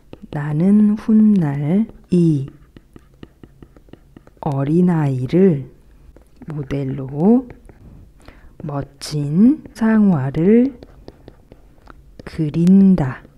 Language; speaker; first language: Korean; native; Korean